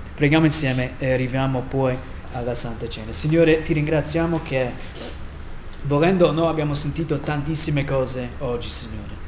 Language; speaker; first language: Italian; non-native, fluent; English